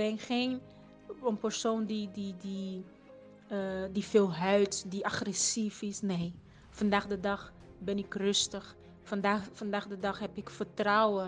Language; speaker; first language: Dutch; non-native, fluent; Portuguese